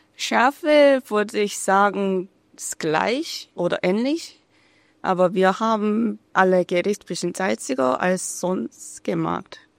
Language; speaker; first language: German; non-native, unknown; Korean